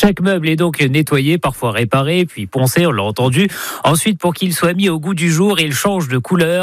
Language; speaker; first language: French; native; French